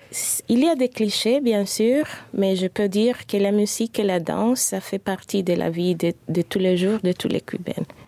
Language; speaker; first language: French; non-native, fluent; Spanish